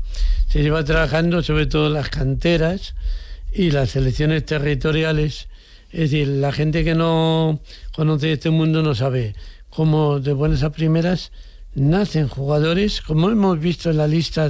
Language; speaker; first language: Spanish; native; Spanish